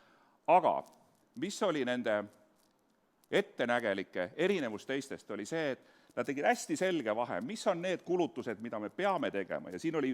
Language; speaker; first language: Estonian; native; Estonian